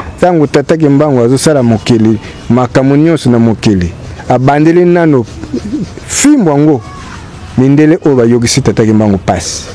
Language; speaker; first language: Lingala; non-native, local second language; Kongo